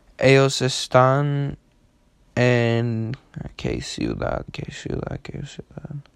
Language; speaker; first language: Spanish; non-native, learner; English